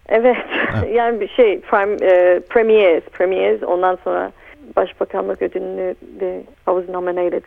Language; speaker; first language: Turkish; early bilingual, heritage; Turkish